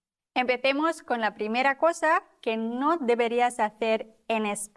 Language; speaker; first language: Spanish; non-native, fluent; German